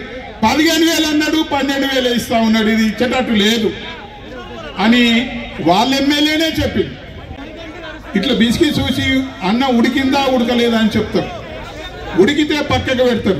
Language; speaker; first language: Telugu; native; Telugu